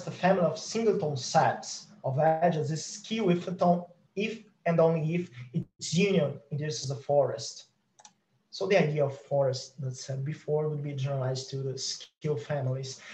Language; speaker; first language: English; non-native, fluent; Portuguese